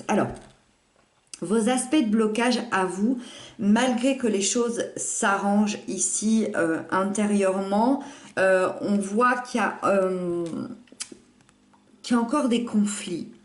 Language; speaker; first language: French; native; French